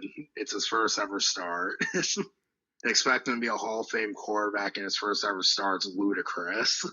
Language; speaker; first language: English; native; English